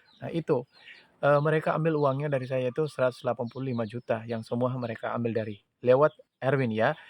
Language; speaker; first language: Indonesian; non-native, fluent; Urdu